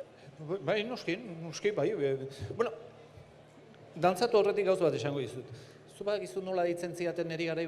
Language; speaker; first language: Basque; native; Basque